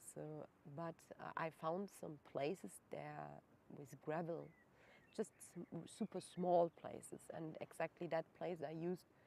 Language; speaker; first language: English; non-native, fluent; German